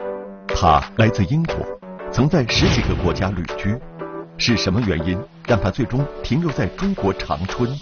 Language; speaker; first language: Chinese; native; Chinese